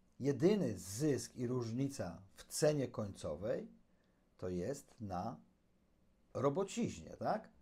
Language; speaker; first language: Polish; native; Polish